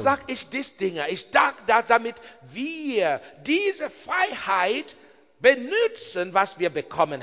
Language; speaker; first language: German; non-native, learner; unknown